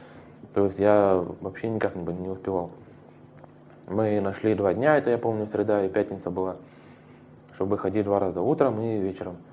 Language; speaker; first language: Russian; native; Russian